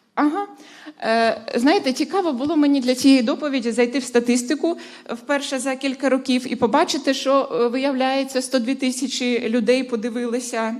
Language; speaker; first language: Ukrainian; native; Ukrainian